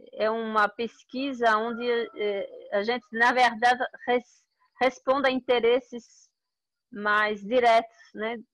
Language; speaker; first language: Portuguese; non-native, fluent; French